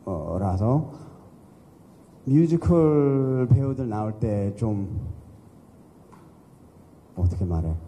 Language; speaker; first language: Korean; early bilingual, heritage; English